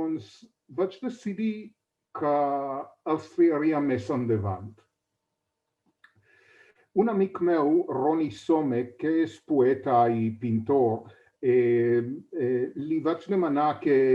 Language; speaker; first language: Catalan; non-native, fluent; Hebrew